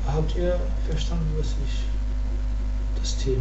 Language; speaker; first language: German; non-native, fluent; Arabic